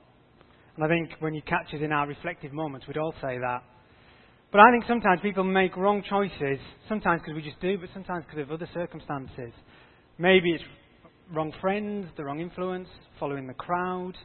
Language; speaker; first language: English; native; English